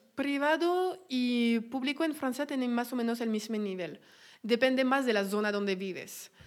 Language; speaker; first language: Spanish; non-native, fluent; French